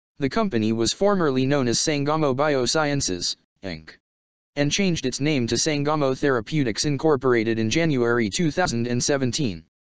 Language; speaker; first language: English; non-native, local second language; Hindi